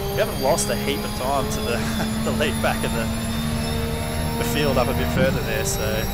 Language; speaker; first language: English; native; English